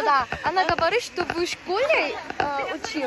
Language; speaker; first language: Russian; non-native, learner; Korean